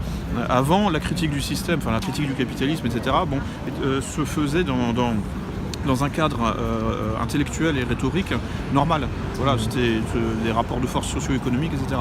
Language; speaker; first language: French; native; French